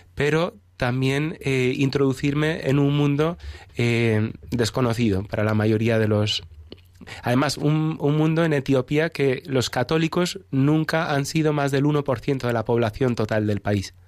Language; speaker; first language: Spanish; native; Spanish